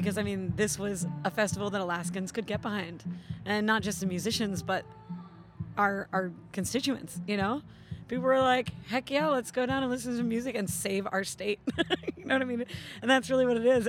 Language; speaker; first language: English; native; English